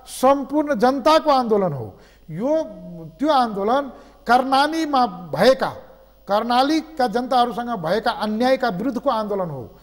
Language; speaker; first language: Nepali; non-native, local second language; Maithili